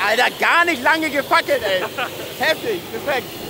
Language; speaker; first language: German; native; German